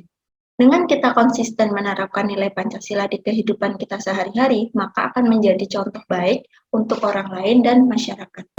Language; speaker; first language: Indonesian; native; Indonesian